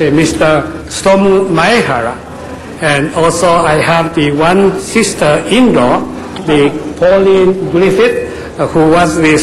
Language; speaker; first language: English; non-native, fluent; Japanese